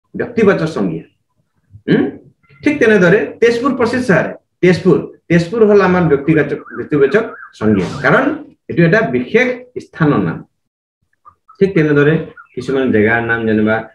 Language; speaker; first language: Hindi; non-native, local second language; Assamese